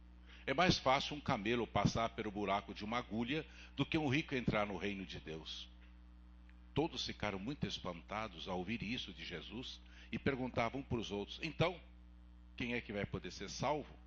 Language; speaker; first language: Portuguese; native; Portuguese